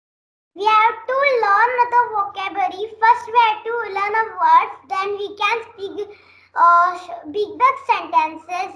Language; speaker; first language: English; non-native, learner; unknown